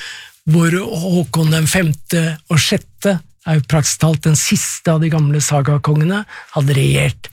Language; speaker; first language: Norwegian; native; Norwegian